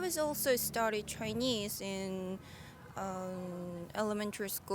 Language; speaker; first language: English; non-native, learner; Korean